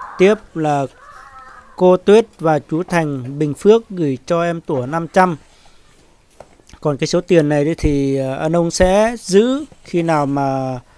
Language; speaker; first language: Vietnamese; non-native, local second language; Hmong